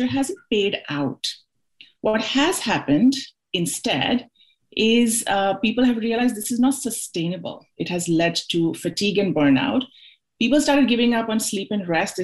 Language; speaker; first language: English; non-native, local second language; Hindi